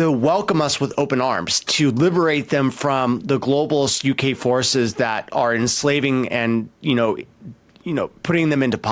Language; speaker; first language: English; native; English